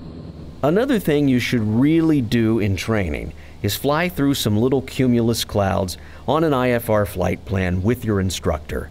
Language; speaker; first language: English; native; English